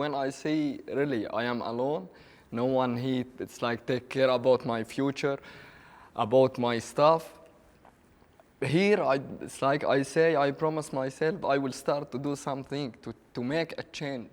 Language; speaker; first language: English; non-native, learner; Arabic